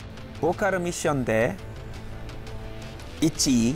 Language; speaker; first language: Japanese; non-native, fluent; Korean